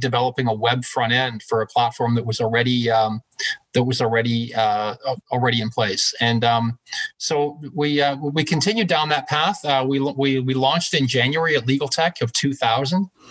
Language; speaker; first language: English; native; English